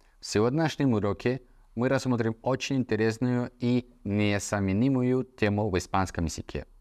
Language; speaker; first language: Russian; non-native, fluent; Spanish